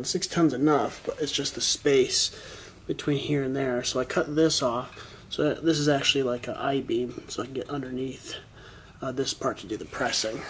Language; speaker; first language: English; native; English